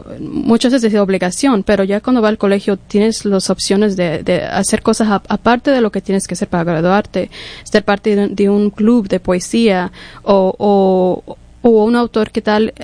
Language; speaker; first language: Spanish; early bilingual, heritage; English